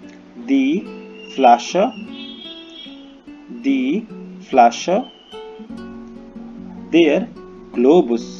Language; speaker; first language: German; non-native, fluent; Hindi